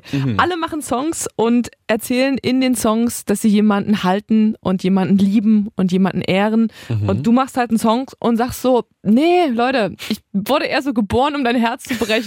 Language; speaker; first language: German; native; German